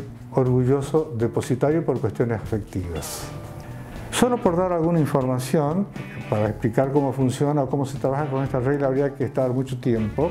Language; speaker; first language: Spanish; native; Spanish